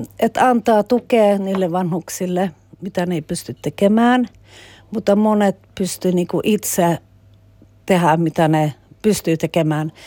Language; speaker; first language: Finnish; early bilingual, heritage; Finnish